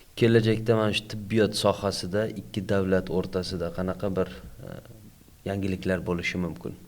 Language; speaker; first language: Uzbek; native; Uzbek